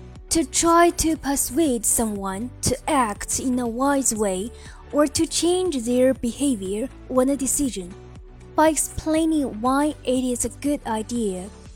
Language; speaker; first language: English; non-native, fluent; Chinese